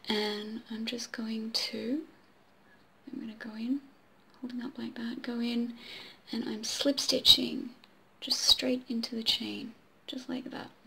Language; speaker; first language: English; native; English